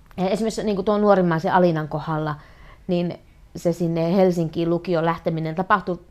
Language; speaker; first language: Finnish; native; Finnish